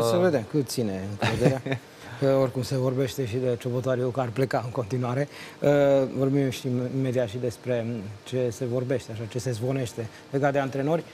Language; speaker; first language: Romanian; native; Romanian